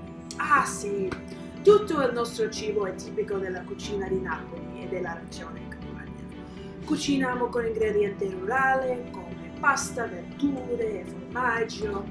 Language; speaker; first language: Italian; non-native, learner; English